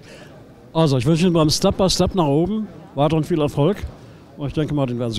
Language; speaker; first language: German; native; German